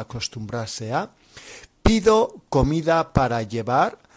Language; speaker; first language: Spanish; non-native, fluent; English